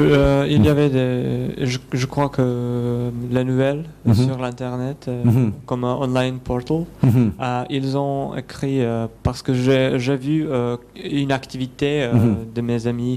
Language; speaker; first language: French; non-native, learner; Serbian